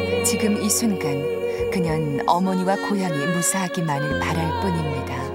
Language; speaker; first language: Korean; native; Korean